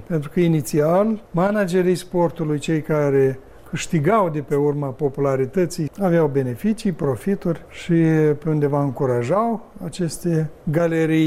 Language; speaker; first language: Romanian; native; Romanian